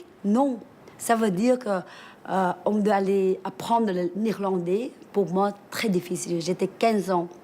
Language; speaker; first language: French; early bilingual, other home language; Vietnamese